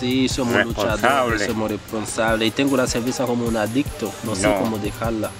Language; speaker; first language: Spanish; non-native, local second language; Haitian Creole